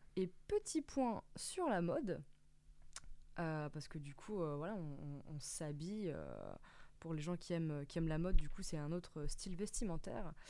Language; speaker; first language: French; native; French